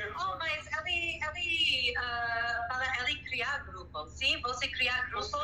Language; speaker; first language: Portuguese; non-native, learner; English